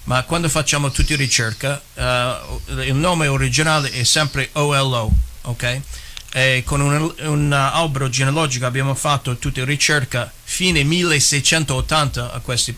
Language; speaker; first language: Italian; early bilingual, heritage; English